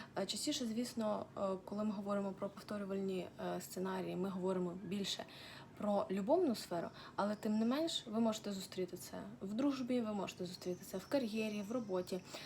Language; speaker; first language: Ukrainian; non-native, local second language; Russian